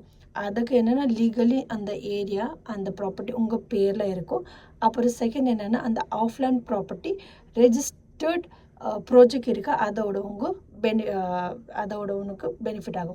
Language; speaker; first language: Tamil; non-native, learner; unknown